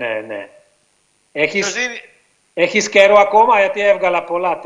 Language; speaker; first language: Greek; non-native, learner; Hungarian